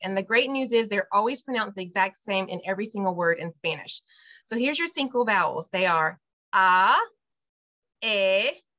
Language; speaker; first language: English; native; English